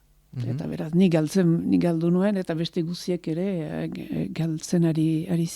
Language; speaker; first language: Basque; native; Basque